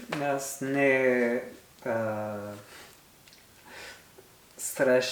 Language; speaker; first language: Bulgarian; non-native, learner; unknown